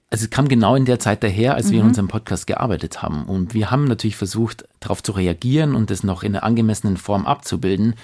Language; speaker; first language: German; native; German